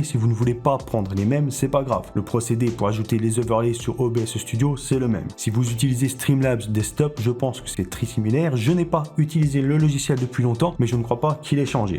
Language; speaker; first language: French; native; French